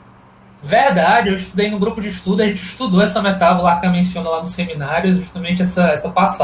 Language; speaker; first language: Portuguese; native; Portuguese